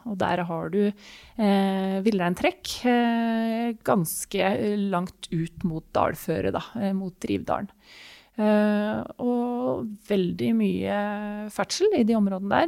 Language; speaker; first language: Norwegian; native; Norwegian